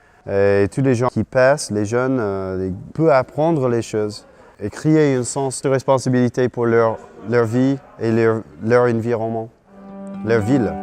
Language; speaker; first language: French; non-native, fluent; English